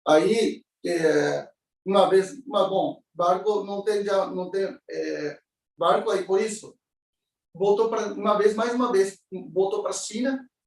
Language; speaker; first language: Portuguese; non-native, learner; Japanese